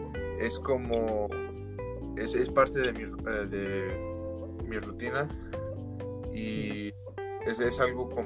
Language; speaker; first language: Spanish; early bilingual, heritage; Spanish